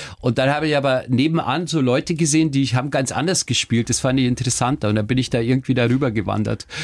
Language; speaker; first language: German; early bilingual, other home language; Turkish